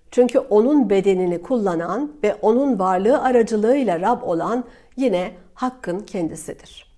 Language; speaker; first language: Turkish; native; Turkish